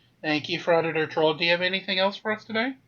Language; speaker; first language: English; native; English